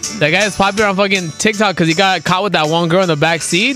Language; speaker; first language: English; native; English